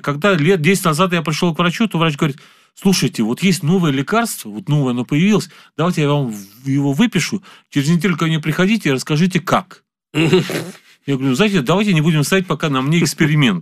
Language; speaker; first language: Russian; native; Russian